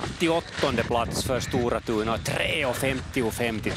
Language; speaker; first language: Swedish; native; Swedish